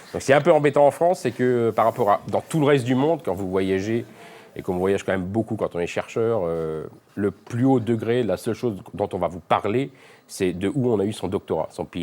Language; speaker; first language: French; native; French